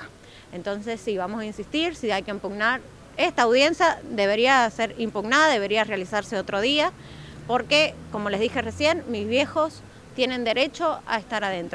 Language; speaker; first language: Spanish; native; Spanish